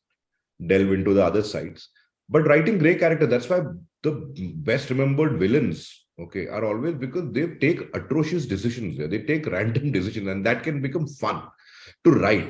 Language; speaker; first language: English; non-native, local second language; Malayalam